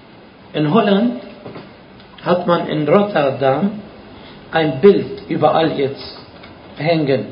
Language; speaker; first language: German; non-native, fluent; Arabic